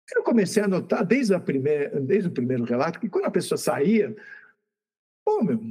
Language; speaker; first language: Portuguese; native; Portuguese